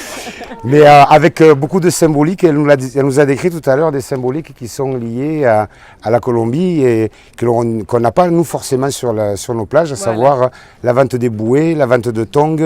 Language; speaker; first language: French; native; French